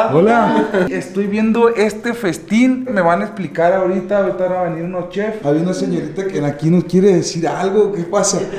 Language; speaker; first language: Spanish; native; Spanish